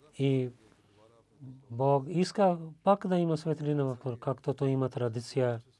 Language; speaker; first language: Bulgarian; non-native, learner; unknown